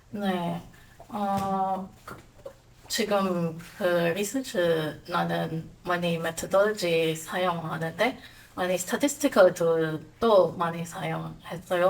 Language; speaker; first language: Korean; non-native, fluent; Croatian